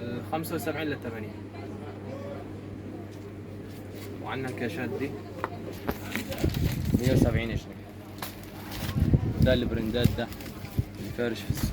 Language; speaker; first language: Arabic; native; Arabic